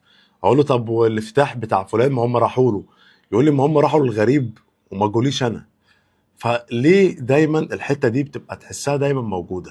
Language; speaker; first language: Arabic; native; Arabic